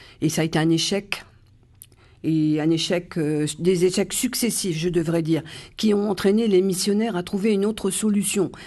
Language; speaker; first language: French; native; French